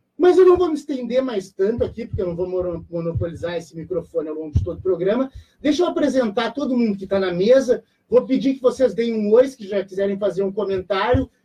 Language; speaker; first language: Portuguese; native; Portuguese